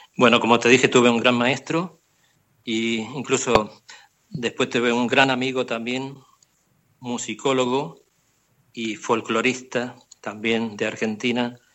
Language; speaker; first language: Spanish; native; Spanish